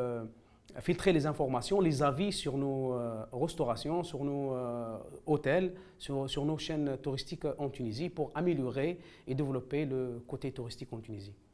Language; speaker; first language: French; non-native, local second language; Arabic